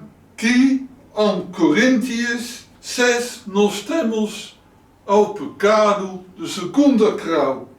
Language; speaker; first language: Portuguese; non-native, learner; Dutch